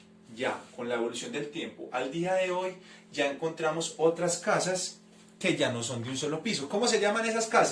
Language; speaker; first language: Spanish; native; Spanish